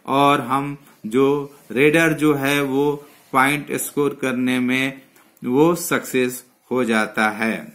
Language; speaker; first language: Hindi; native; Hindi